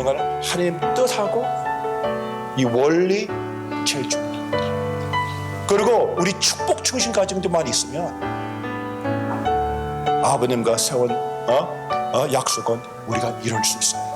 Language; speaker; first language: Korean; early bilingual, heritage; Korean